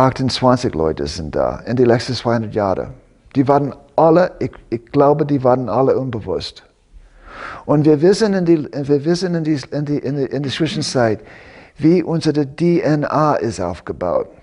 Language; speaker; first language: German; non-native, fluent; English